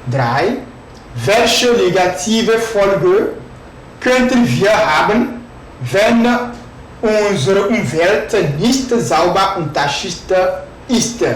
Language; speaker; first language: German; non-native, fluent; French